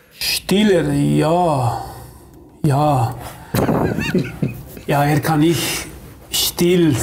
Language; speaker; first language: German; non-native, fluent; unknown